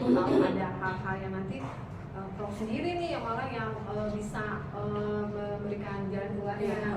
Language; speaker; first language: Malay; native; Malay